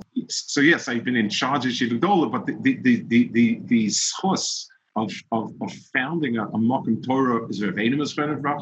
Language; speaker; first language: English; early bilingual, other home language; Yiddish